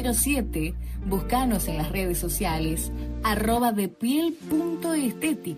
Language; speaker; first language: Spanish; native; Spanish